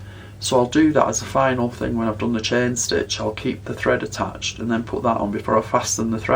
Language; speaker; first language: English; native; English